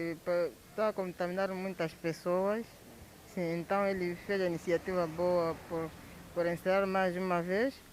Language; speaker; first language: Portuguese; non-native, local second language; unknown